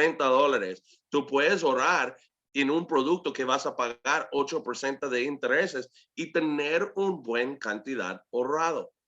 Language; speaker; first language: Spanish; early bilingual, heritage; English